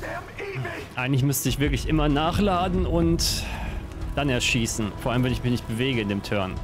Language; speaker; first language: German; native; German